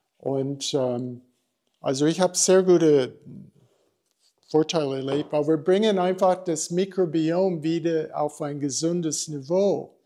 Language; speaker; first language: German; non-native, fluent; English